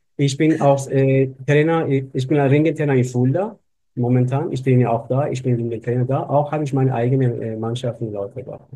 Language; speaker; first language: German; non-native, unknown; Persian